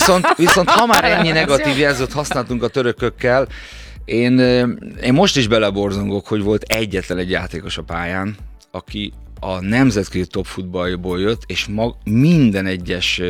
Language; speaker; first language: Hungarian; native; Hungarian